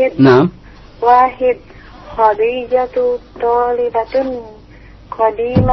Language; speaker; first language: Arabic; non-native, learner; Indonesian